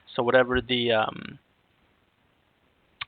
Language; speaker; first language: English; native; English